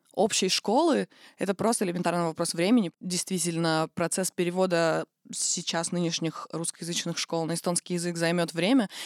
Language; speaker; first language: Russian; non-native, local second language; Estonian